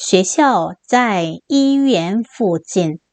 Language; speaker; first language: Chinese; non-native, fluent; Korean